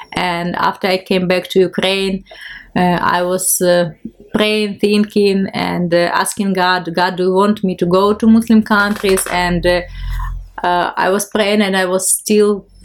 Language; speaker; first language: English; non-native, fluent; Ukrainian